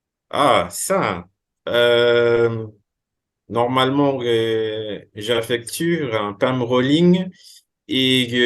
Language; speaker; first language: French; non-native, fluent; English